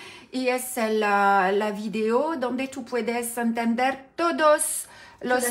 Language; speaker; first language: Spanish; non-native, learner; French